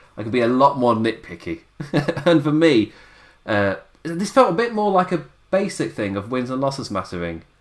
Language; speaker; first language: English; native; English